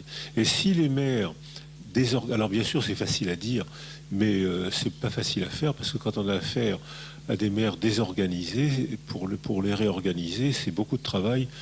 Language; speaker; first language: French; native; French